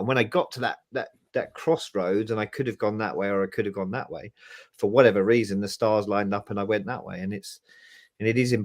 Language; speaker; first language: English; native; English